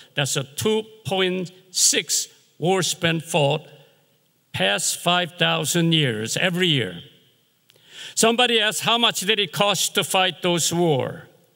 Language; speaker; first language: English; non-native, fluent; Korean